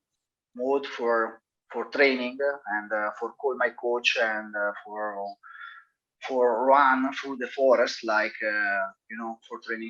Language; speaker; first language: English; non-native, learner; Italian